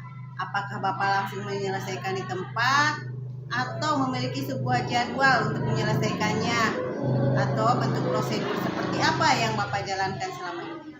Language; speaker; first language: Indonesian; native; Indonesian